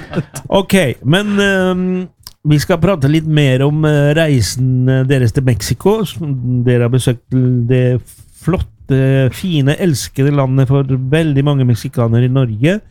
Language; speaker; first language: Norwegian; non-native, fluent; Spanish